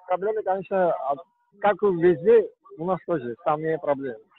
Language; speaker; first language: Russian; non-native, fluent; Georgian